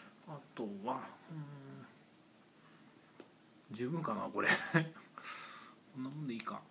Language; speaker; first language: Japanese; native; Japanese